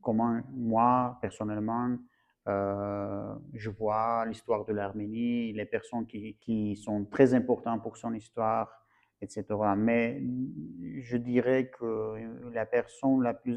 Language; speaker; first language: French; non-native, fluent; Armenian